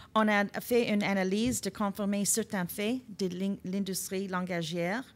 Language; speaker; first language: French; non-native, local second language; English